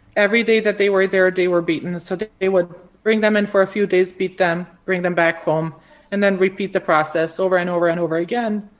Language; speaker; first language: English; early bilingual, other home language; Croatian